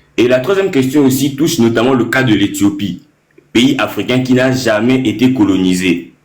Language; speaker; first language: French; non-native, local second language; Lingala